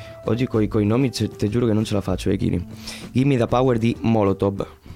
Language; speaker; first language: Italian; non-native, fluent; Spanish